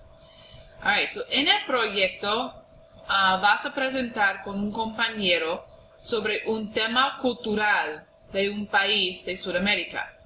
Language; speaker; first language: Spanish; non-native, fluent; English